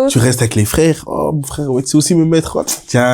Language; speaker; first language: French; native; French